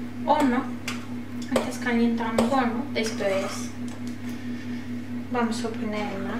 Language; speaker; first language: Spanish; non-native, learner; Turkish